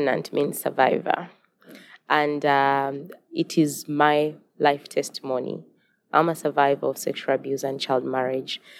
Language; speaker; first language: English; non-native, local second language; Ganda